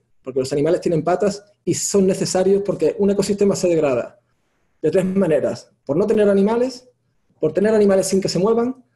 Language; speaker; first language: Spanish; native; Spanish